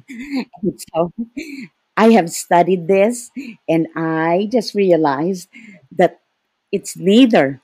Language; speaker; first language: English; non-native, local second language; Filipino